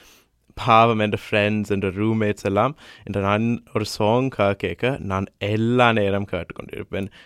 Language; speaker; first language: Tamil; early bilingual, heritage; Tamil